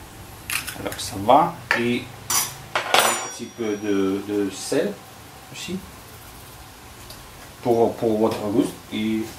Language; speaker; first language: French; non-native, learner; Russian